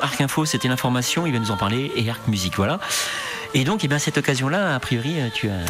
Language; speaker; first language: French; native; French